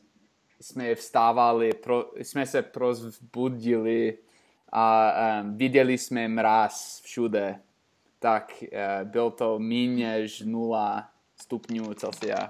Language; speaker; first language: Czech; non-native, learner; English